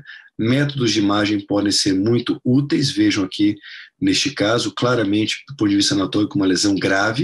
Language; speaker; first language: Portuguese; non-native, fluent; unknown